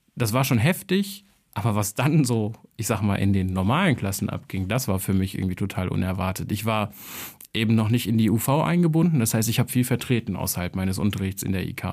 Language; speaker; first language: German; early bilingual, other home language; Albanian